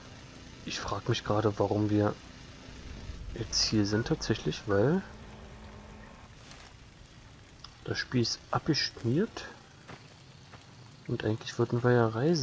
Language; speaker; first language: German; native; German